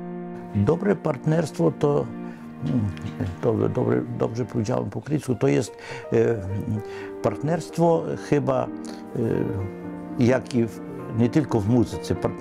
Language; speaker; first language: Polish; non-native, fluent; Ukrainian